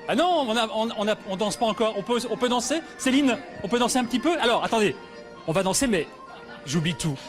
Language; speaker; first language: French; native; French